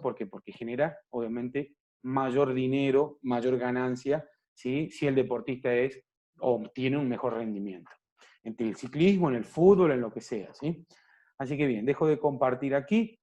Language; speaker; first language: Spanish; native; Spanish